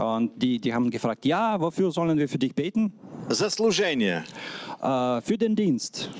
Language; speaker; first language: German; non-native, fluent; Russian